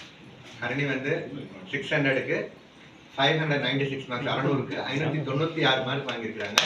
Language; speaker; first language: Tamil; native; Tamil